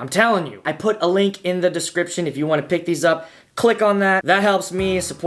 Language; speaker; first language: English; native; English